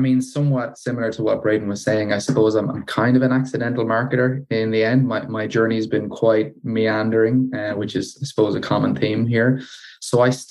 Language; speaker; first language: English; native; English